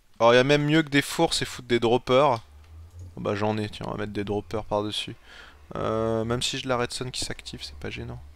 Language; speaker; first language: French; native; French